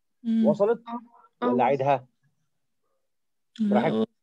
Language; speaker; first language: Arabic; native; Arabic